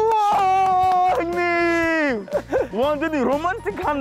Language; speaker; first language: Korean; non-native, fluent; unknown